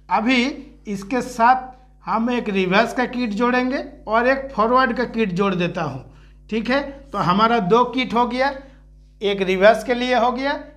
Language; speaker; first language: Hindi; native; Hindi